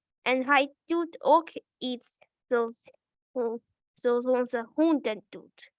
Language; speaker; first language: Dutch; early bilingual, other home language; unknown